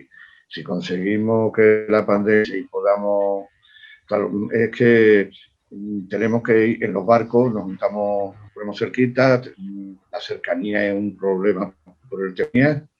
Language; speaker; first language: Spanish; native; Spanish